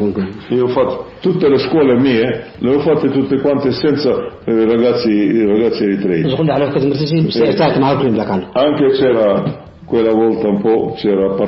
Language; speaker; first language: Italian; early bilingual, heritage; Italian